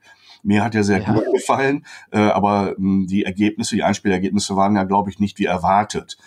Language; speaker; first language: German; native; German